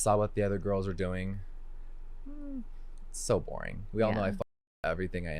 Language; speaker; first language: English; native; English